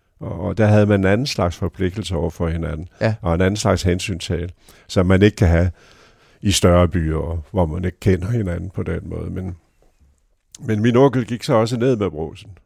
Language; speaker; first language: Danish; native; Danish